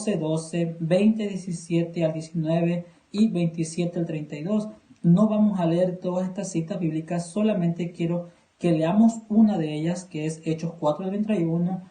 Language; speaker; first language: Spanish; native; Spanish